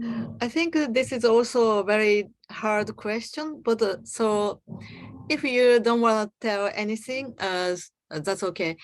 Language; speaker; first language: English; non-native, learner; Japanese